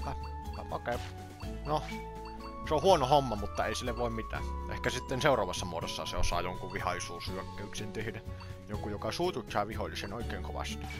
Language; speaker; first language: Finnish; native; Finnish